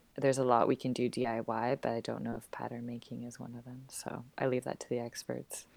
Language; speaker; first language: English; native; English